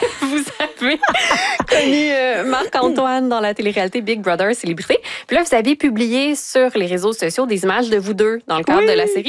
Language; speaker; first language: French; native; French